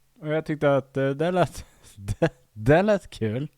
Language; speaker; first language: Swedish; native; Swedish